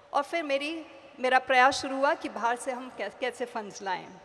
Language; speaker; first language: Hindi; native; Hindi